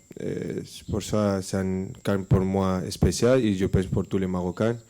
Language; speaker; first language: French; non-native, fluent; Spanish